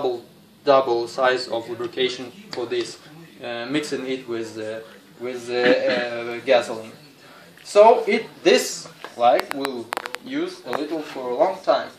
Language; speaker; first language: English; non-native, fluent; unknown